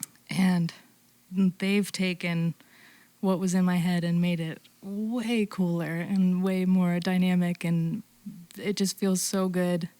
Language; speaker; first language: English; native; English